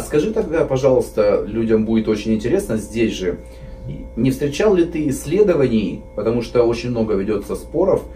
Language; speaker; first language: Russian; native; Russian